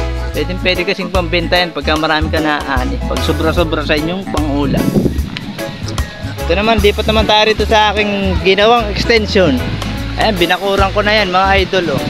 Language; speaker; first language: Filipino; native; Filipino